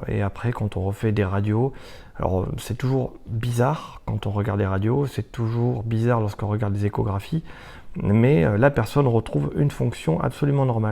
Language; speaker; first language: French; native; French